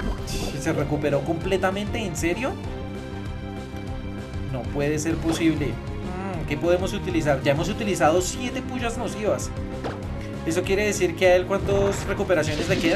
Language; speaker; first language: Spanish; native; Spanish